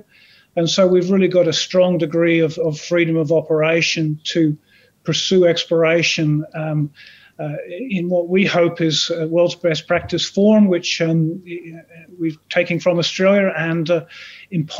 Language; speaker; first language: English; native; English